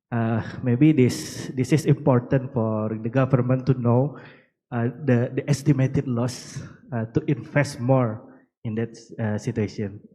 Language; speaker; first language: English; non-native, learner; Indonesian